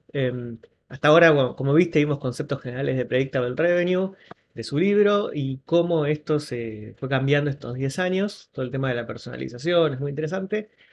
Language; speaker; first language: Spanish; native; Spanish